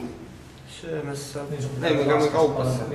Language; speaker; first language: Finnish; non-native, learner; Estonian